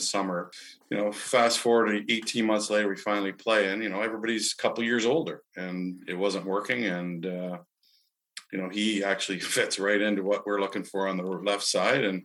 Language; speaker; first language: English; native; English